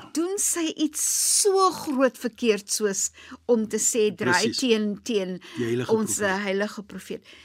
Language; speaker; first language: Afrikaans; native; Afrikaans